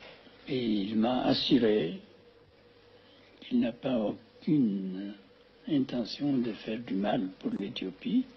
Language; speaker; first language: French; non-native, fluent; Amharic